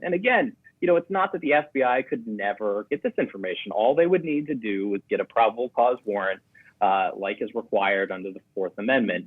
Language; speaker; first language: English; native; English